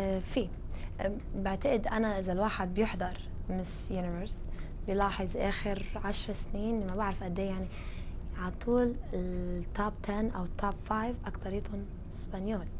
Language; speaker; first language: Arabic; early bilingual, other home language; English